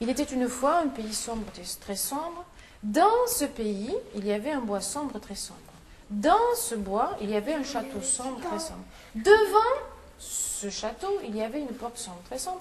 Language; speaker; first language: French; native; French